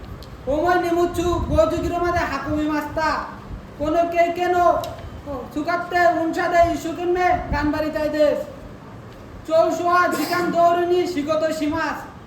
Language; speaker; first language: Japanese; non-native, learner; Bangla